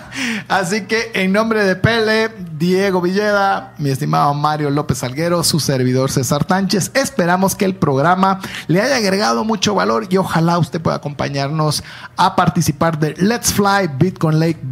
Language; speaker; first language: Spanish; native; Spanish